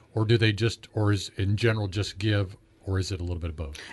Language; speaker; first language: English; native; English